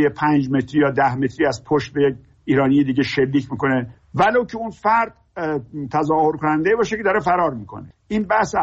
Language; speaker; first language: Persian; native; Persian